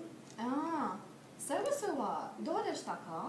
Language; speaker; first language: Japanese; non-native, learner; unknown